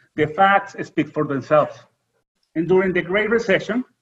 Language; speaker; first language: English; non-native, fluent; Spanish